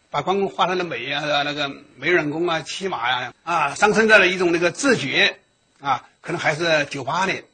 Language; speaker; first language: Chinese; native; Chinese